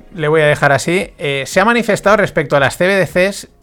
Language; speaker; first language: Spanish; native; Spanish